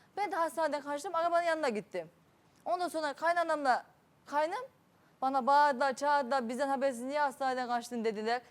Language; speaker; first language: Turkish; native; Turkish